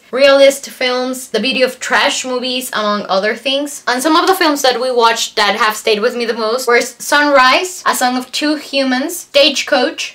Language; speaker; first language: English; non-native, fluent; Spanish